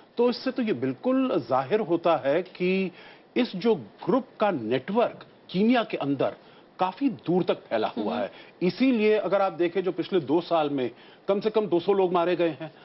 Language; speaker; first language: Hindi; native; Hindi